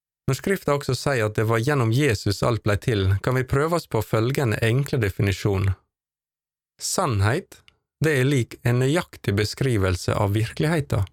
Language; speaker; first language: Norwegian; native; Norwegian